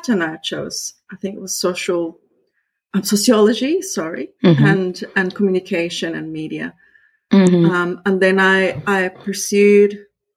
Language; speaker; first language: English; non-native, fluent; Spanish